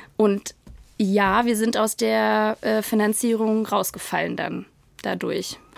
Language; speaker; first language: German; native; German